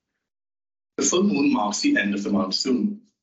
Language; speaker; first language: English; non-native, local second language; Hindi